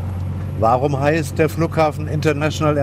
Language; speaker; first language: German; native; German